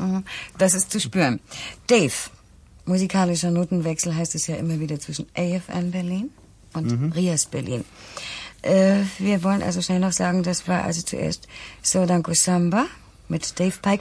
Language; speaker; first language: German; native; German